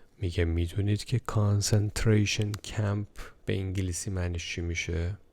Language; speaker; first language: Persian; native; Persian